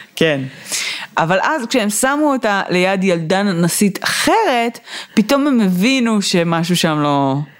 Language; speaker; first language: Hebrew; native; Hebrew